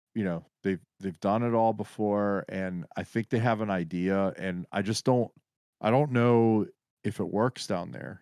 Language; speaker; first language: English; native; English